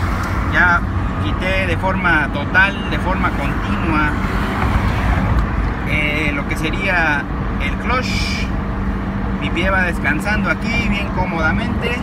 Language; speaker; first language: Spanish; native; Spanish